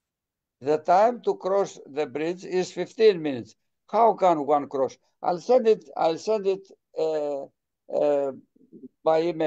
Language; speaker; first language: English; non-native, fluent; Greek